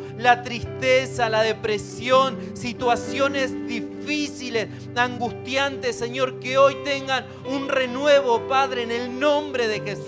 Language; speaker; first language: Spanish; native; Spanish